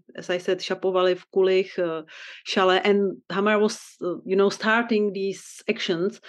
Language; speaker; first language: English; non-native, fluent; Czech